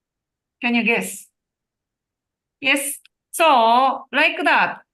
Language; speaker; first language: English; non-native, learner; Japanese